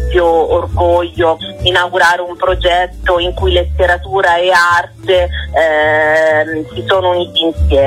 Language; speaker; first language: Italian; native; Italian